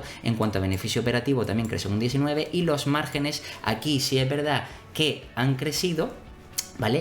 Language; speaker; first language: Spanish; native; Spanish